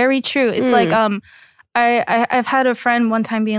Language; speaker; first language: English; native; English